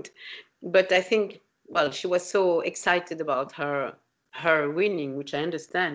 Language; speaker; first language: English; non-native, fluent; French